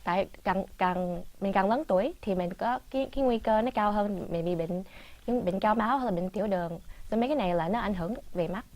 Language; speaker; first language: Vietnamese; early bilingual, other home language; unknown